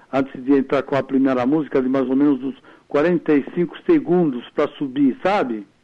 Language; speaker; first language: Portuguese; early bilingual, other home language; Italian